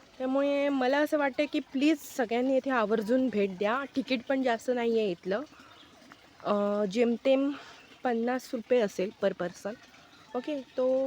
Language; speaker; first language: Marathi; non-native, local second language; Hindi